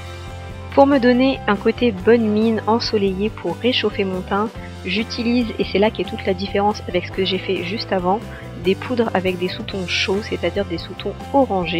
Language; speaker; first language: French; native; French